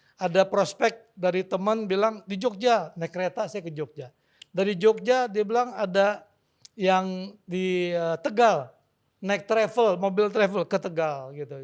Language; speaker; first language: Indonesian; native; Indonesian